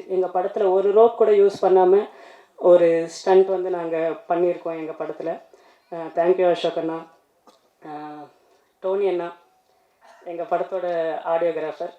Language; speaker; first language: Tamil; native; Tamil